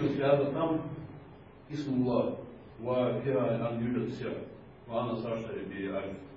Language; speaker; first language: Arabic; non-native, learner; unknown